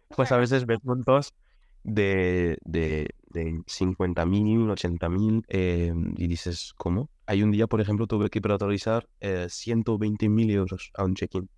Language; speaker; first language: Spanish; non-native, fluent; French